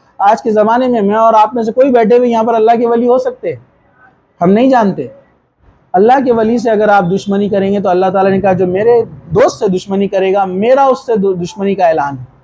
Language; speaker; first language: Urdu; native; Urdu